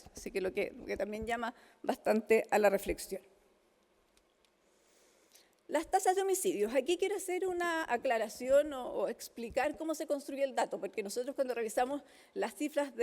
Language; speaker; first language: Spanish; native; Spanish